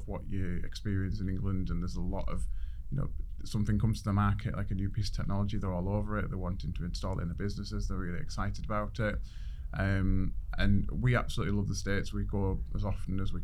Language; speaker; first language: English; native; English